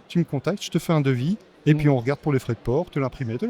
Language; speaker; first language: French; native; French